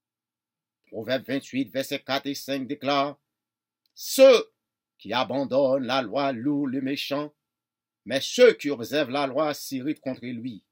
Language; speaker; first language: French; non-native, local second language; Haitian Creole